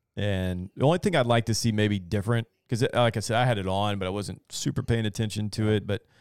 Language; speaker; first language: English; native; English